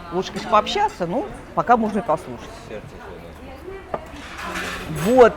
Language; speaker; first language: Russian; native; Russian